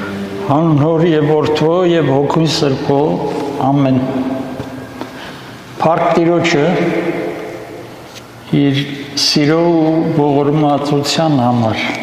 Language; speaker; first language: Armenian; native; Armenian